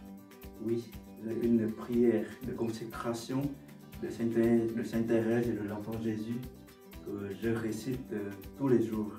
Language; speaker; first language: French; non-native, fluent; Vietnamese